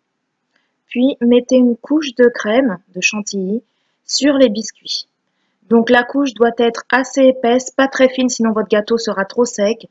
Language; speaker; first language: French; early bilingual, other home language; Portuguese